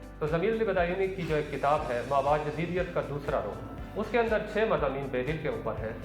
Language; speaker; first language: Urdu; non-native, local second language; Pashto